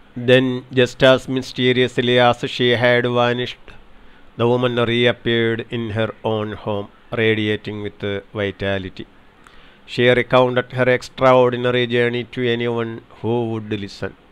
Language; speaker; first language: English; non-native, local second language; Malayalam